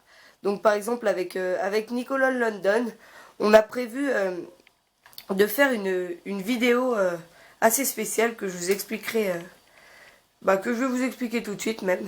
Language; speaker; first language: French; native; French